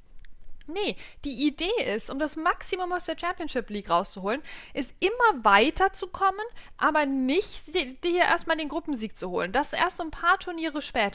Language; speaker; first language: German; native; German